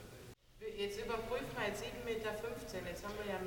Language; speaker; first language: German; native; German